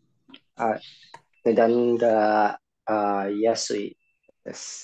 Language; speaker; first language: Japanese; non-native, learner; Indonesian